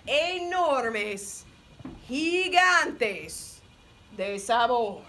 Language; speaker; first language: Spanish; non-native, fluent; English